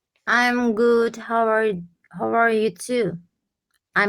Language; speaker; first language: English; non-native, learner; Turkish